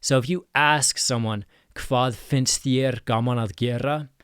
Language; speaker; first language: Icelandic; non-native, fluent; English